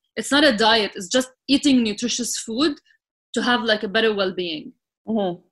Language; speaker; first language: English; non-native, fluent; Arabic